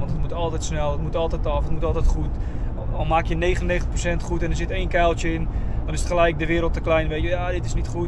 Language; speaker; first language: Dutch; native; Dutch